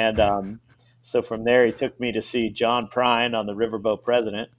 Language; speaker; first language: English; native; English